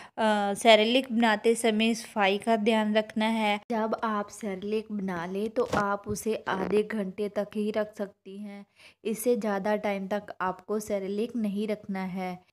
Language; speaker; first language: Hindi; non-native, local second language; Punjabi